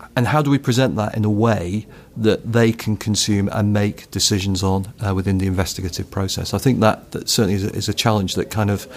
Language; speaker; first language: English; native; English